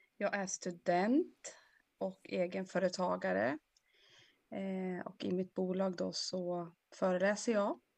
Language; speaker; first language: Swedish; native; Swedish